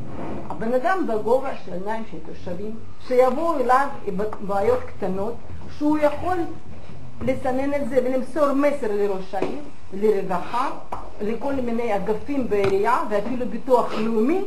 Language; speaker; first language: Hebrew; non-native, fluent; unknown